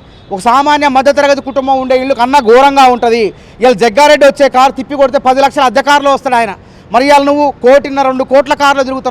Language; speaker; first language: Telugu; native; Telugu